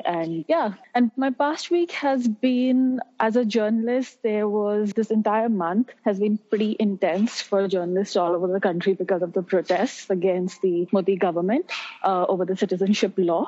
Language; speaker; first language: English; non-native, local second language; Hindi